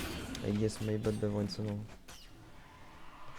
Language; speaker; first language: French; native; French